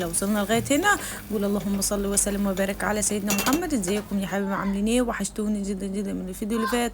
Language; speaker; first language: Arabic; native; Arabic